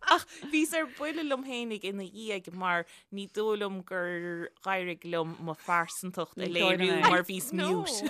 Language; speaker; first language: Irish; native; Irish